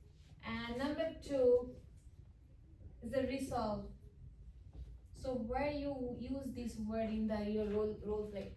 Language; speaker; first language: English; non-native, fluent; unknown